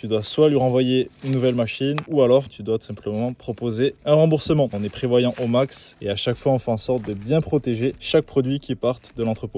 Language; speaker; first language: French; native; French